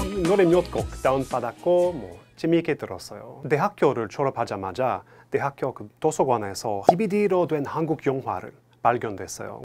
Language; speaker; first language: Korean; non-native, fluent; English